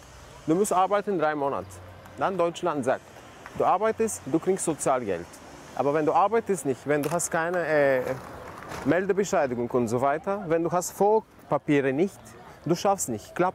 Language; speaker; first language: German; non-native, learner; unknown